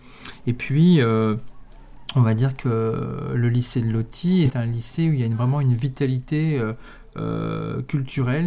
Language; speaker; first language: French; native; French